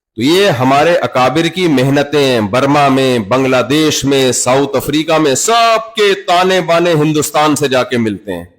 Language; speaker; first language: Urdu; native; Urdu